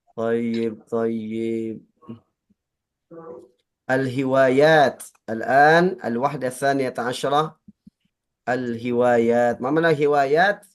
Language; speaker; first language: Arabic; non-native, fluent; Indonesian